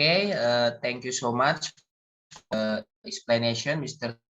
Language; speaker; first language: English; non-native, learner; Indonesian